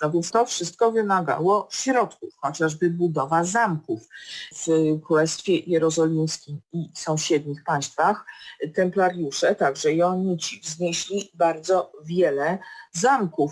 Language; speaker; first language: Polish; native; Polish